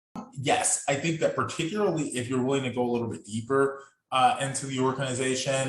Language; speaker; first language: English; native; English